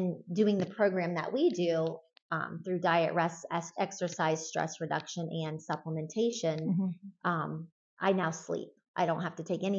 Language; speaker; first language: English; native; English